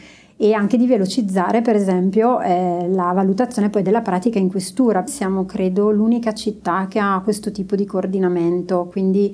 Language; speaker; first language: Italian; native; Italian